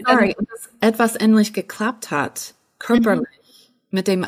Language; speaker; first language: German; non-native, fluent; English